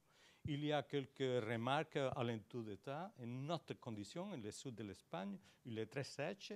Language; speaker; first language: French; non-native, learner; Spanish